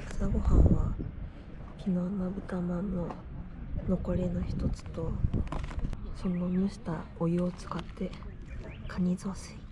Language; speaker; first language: Japanese; native; Japanese